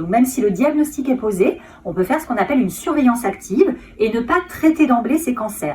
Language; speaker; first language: French; native; French